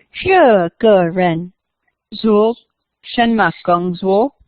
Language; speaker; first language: Chinese; non-native, learner; English